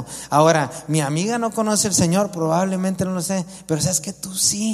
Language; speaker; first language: Spanish; native; Spanish